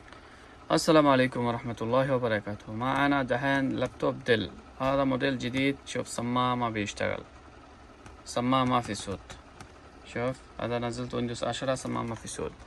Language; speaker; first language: Arabic; non-native, learner; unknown